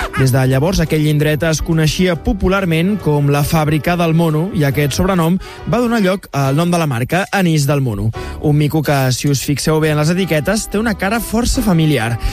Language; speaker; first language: Catalan; native; Catalan